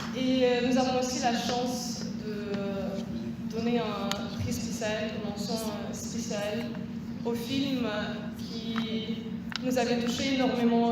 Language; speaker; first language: French; non-native, fluent; Russian